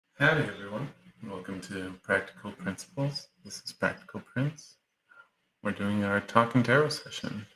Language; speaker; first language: English; native; English